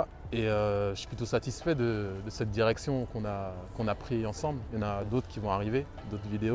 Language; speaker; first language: French; native; French